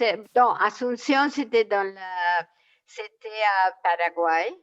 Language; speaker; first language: French; non-native, fluent; Spanish